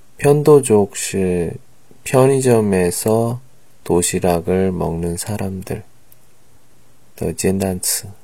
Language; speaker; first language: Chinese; non-native, learner; Korean